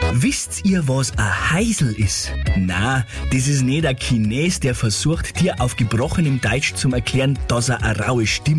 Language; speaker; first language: German; native; German